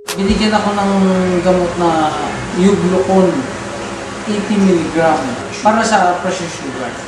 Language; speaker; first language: Filipino; non-native, local second language; Cebuano